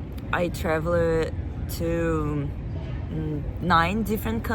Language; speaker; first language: English; non-native, fluent; Portuguese